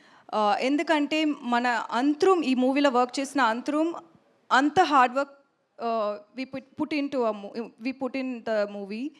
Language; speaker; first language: Telugu; non-native, learner; Tamil